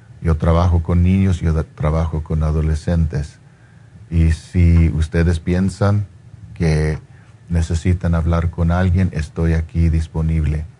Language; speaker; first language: Spanish; early bilingual, heritage; Spanish